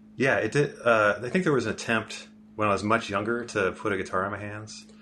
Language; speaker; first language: English; native; English